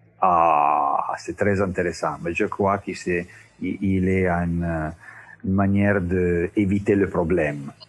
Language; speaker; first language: French; non-native, learner; Italian